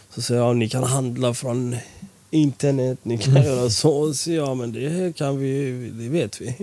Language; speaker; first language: Swedish; non-native, fluent; Persian